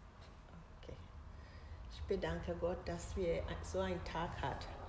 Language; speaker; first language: German; non-native, learner; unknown